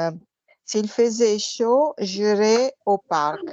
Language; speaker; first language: French; non-native, learner; Italian